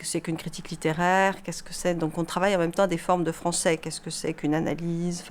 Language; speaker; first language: French; native; French